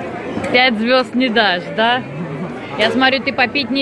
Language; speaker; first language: Russian; native; Russian